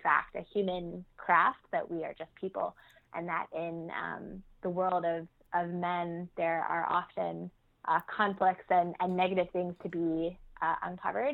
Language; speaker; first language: English; native; English